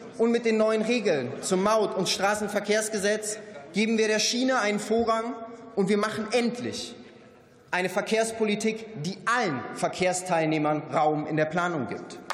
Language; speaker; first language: German; native; German